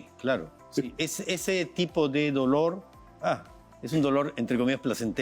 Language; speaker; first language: Spanish; native; Spanish